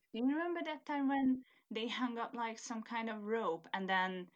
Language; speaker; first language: English; non-native, fluent; Hungarian